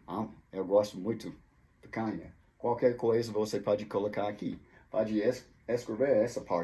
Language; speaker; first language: Portuguese; non-native, fluent; English